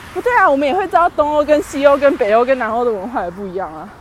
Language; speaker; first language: Chinese; native; Chinese